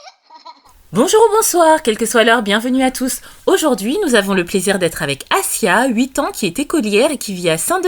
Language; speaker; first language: French; native; French